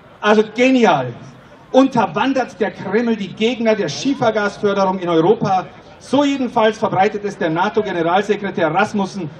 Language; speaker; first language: German; non-native, fluent; Czech